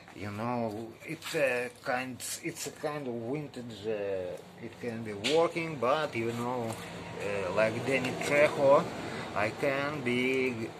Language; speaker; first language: English; non-native, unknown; Russian